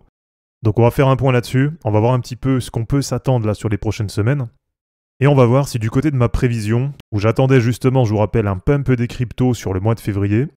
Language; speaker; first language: French; native; French